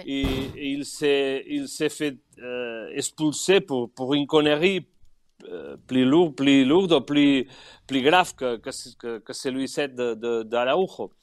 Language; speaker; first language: French; non-native, learner; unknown